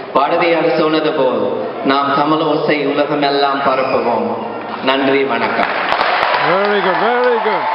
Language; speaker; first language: Tamil; non-native, fluent; English